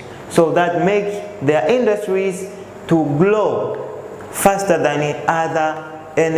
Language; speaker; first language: English; non-native, local second language; Swahili